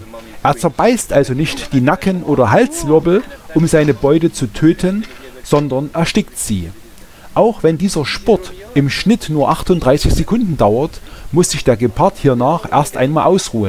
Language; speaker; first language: German; native; German